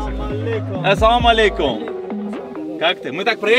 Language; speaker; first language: Russian; native; Russian